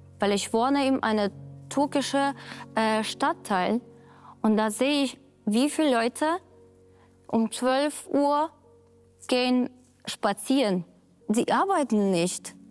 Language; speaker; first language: German; non-native, learner; Ukrainian